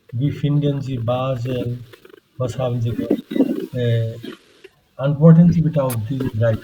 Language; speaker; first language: German; non-native, fluent; Bangla